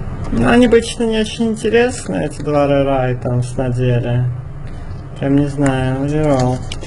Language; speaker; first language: Russian; native; Russian